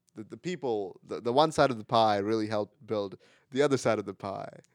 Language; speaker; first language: English; non-native, local second language; Marathi